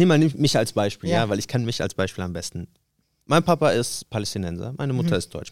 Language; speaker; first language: German; native; German